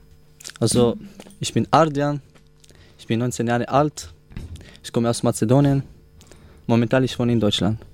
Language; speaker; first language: German; non-native, learner; Romany